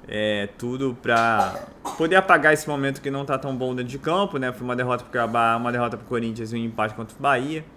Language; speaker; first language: Portuguese; native; Portuguese